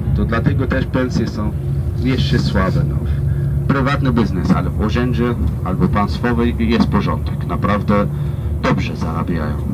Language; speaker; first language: Polish; non-native, learner; Arabic